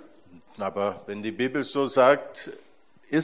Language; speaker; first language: German; non-native, fluent; Portuguese